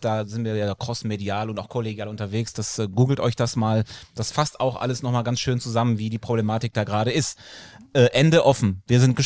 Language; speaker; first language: German; native; German